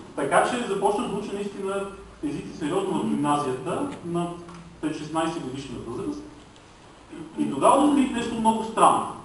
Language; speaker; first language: Bulgarian; non-native, local second language; Romanian